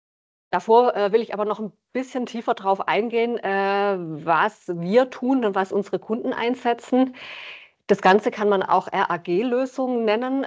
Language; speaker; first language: German; native; German